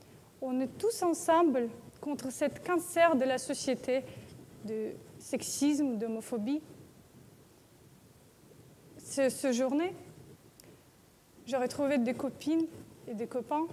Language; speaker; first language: French; non-native, learner; Russian